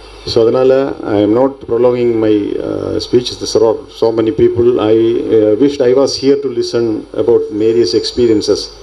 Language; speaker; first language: English; non-native, local second language; Tamil